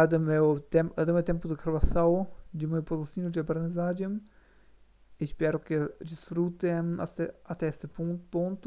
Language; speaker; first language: Portuguese; non-native, learner; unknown